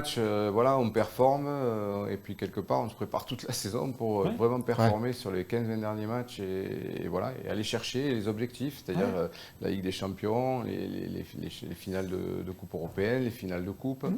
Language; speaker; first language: French; native; French